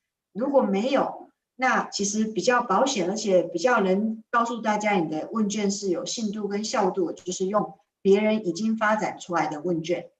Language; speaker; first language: Chinese; native; Chinese